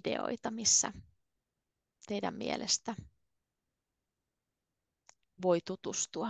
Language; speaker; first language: Finnish; native; Finnish